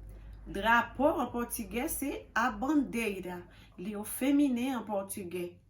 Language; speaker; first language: French; non-native, local second language; Haitian Creole